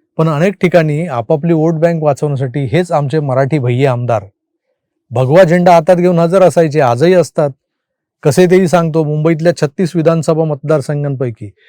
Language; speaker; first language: Marathi; native; Marathi